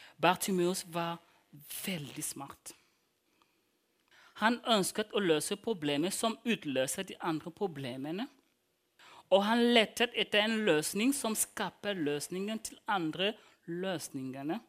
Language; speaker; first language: Norwegian; non-native, fluent; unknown